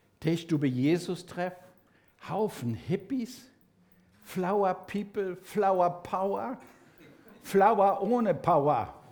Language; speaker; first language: German; non-native, fluent; Spanish